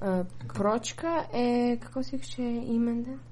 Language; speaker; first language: French; non-native, learner; Macedonian